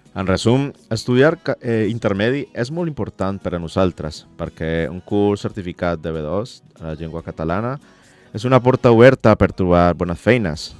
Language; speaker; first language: Catalan; non-native, fluent; Spanish